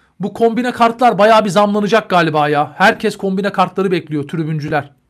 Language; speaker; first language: Turkish; native; Turkish